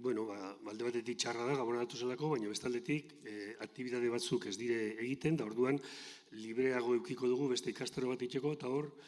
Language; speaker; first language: Basque; native; Basque